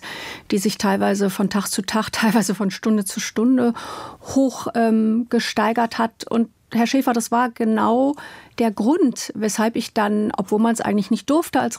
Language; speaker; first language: German; native; German